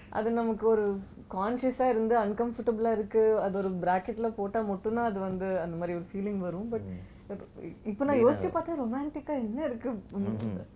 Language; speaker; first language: Tamil; non-native, local second language; Badaga